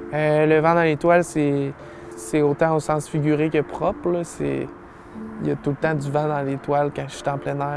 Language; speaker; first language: French; native; French